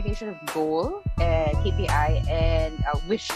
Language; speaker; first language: English; non-native, local second language; Filipino